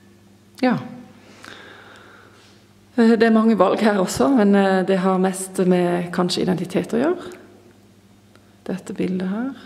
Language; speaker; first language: Norwegian; non-native, fluent; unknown